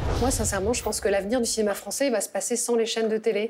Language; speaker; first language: French; native; French